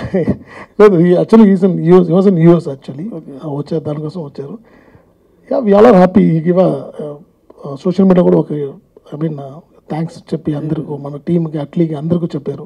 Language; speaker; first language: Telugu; non-native, fluent; Tamil